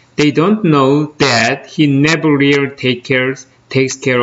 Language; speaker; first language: English; non-native, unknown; Korean